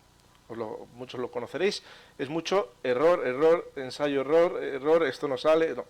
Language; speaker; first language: Spanish; native; Spanish